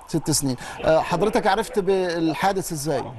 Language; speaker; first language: Arabic; native; Arabic